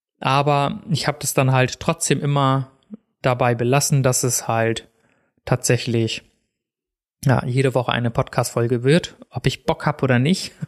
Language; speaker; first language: German; native; German